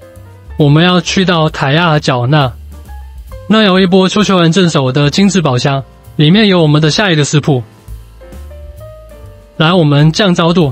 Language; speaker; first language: Chinese; native; Chinese